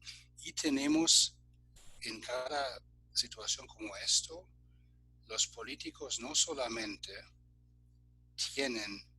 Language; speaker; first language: Spanish; non-native, fluent; German